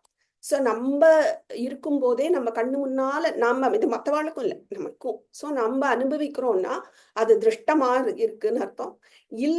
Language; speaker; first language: Tamil; native; Tamil